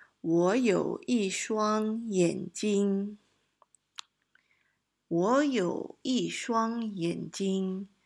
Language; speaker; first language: Chinese; non-native, local second language; Malay